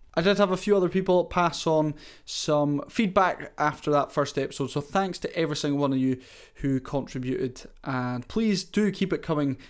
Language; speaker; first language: English; native; English